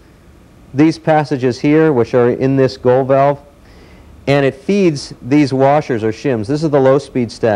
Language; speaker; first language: English; native; English